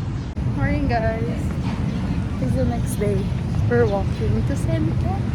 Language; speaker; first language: English; non-native, local second language; Filipino